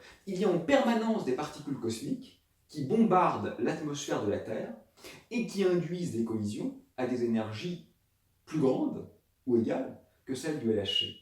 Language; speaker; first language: French; native; French